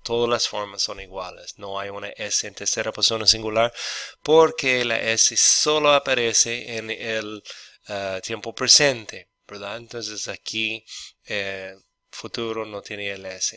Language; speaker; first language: Spanish; non-native, fluent; English